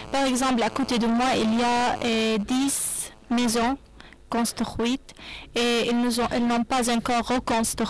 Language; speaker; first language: French; non-native, learner; Arabic